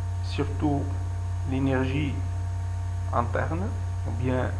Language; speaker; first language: French; non-native, local second language; Arabic